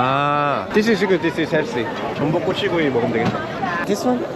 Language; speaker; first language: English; non-native, learner; Korean